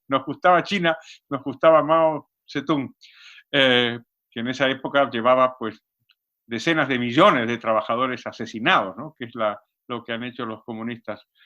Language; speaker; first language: Spanish; native; Spanish